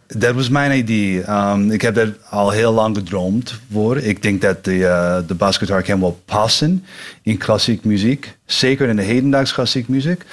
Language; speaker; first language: Dutch; non-native, learner; English